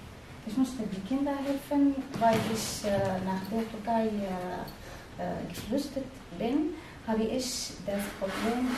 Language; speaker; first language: German; non-native, learner; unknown